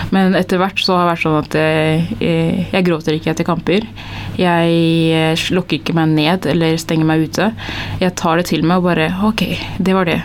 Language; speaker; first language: Norwegian; early bilingual, other home language; Tigrinya